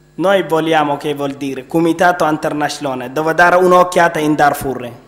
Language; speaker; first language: Italian; non-native, learner; Arabic